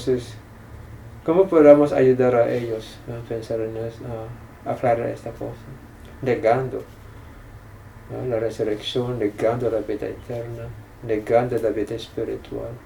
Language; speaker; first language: Spanish; non-native, fluent; English